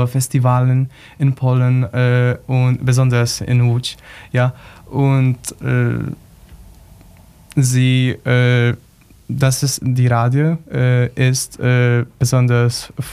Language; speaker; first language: German; non-native, learner; Polish